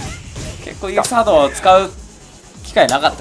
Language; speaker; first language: Japanese; native; Japanese